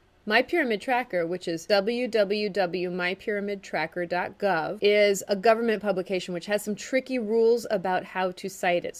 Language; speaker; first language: English; native; English